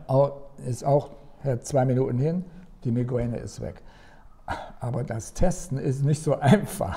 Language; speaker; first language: German; native; German